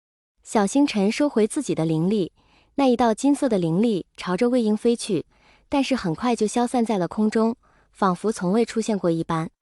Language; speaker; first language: Chinese; native; Chinese